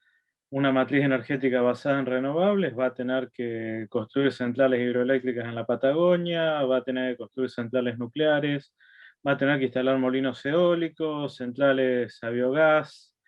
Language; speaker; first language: Spanish; native; Spanish